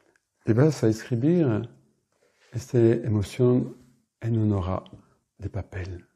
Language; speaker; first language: Spanish; non-native, fluent; French